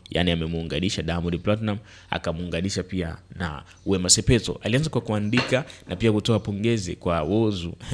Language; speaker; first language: Swahili; native; Swahili